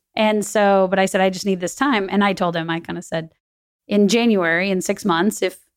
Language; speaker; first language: English; native; English